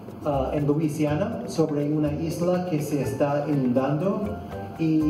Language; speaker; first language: Spanish; non-native, fluent; English